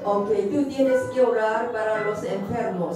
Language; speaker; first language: Spanish; non-native, learner; Korean